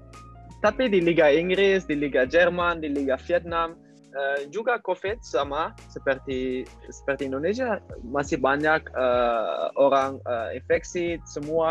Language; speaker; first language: Indonesian; non-native, learner; Dutch